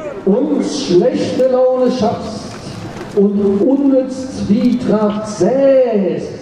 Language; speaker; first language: German; native; German